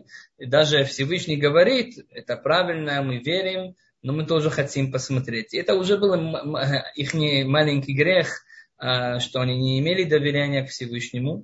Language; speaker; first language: Russian; non-native, fluent; Hebrew